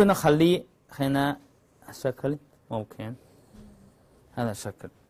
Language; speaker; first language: Arabic; non-native, learner; Chinese